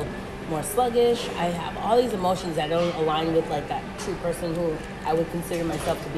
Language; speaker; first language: English; native; English